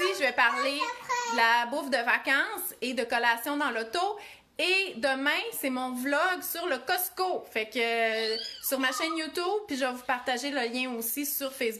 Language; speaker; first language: French; native; French